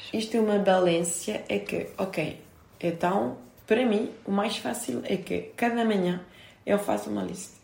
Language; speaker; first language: Portuguese; non-native, fluent; French